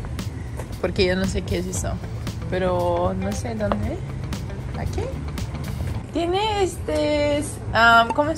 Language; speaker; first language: Spanish; non-native, learner; English